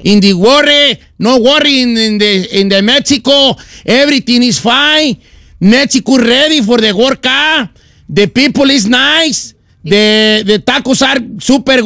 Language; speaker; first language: English; non-native, learner; Spanish